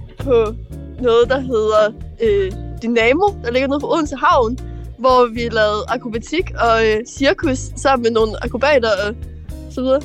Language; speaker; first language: Danish; native; Danish